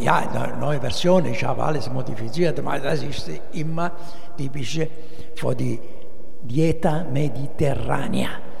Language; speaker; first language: German; non-native, learner; Italian